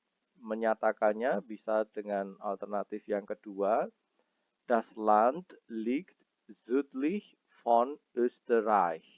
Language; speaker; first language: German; non-native, fluent; Indonesian